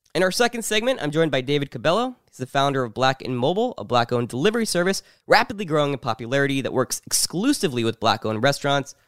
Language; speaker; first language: English; native; English